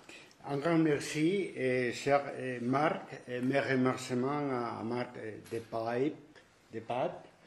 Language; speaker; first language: French; non-native, fluent; Spanish